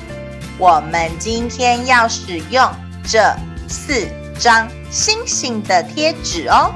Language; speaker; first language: Chinese; native; Chinese